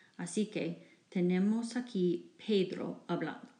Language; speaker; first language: Spanish; non-native, fluent; English